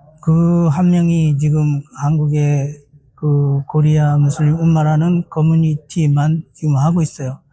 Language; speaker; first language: Korean; non-native, learner; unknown